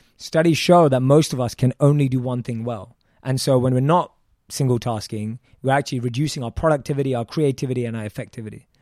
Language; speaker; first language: English; native; English